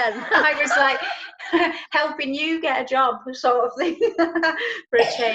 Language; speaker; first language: English; native; English